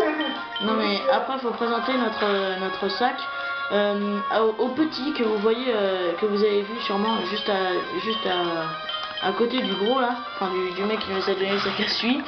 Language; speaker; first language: French; native; French